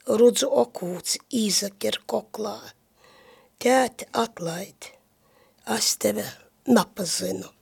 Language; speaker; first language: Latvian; native; Latvian